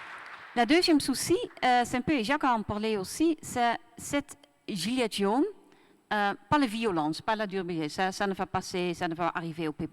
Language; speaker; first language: French; non-native, fluent; Dutch